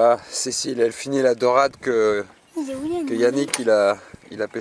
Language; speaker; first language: French; native; French